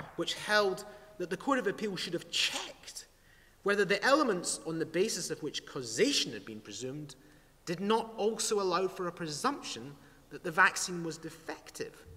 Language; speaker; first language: English; native; English